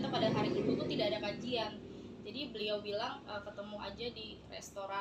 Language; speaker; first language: Indonesian; native; Indonesian